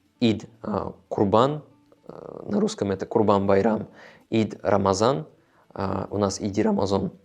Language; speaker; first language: Russian; non-native, local second language; Tajik